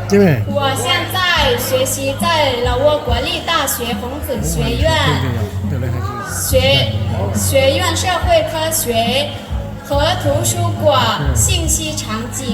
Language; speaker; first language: Chinese; non-native, learner; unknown